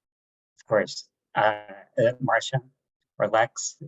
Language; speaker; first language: English; native; English